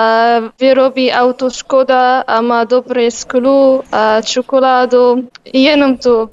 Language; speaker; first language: Czech; non-native, learner; Arabic